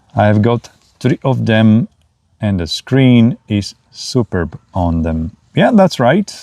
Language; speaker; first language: English; non-native, fluent; Slovak